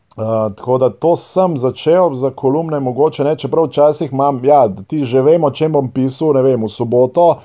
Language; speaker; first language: Slovenian; non-native, local second language; Serbian